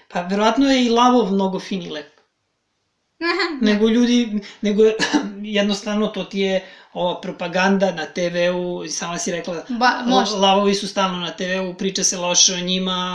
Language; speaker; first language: Serbian; native; Serbian